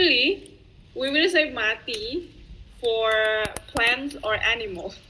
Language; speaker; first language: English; non-native, fluent; Indonesian